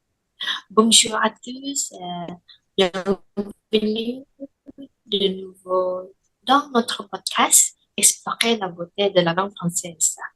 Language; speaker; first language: French; non-native, learner; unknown